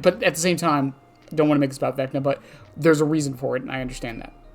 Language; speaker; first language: English; native; English